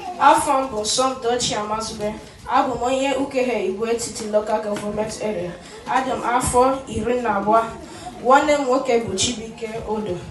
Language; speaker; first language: Igbo; early bilingual, heritage; Igbo